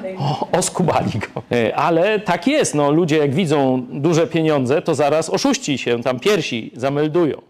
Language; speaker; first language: Polish; native; Polish